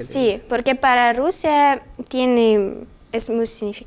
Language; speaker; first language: Spanish; non-native, learner; Russian